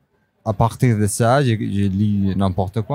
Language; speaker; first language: French; non-native, fluent; Spanish